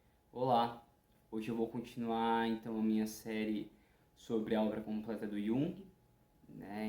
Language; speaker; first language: Portuguese; native; Portuguese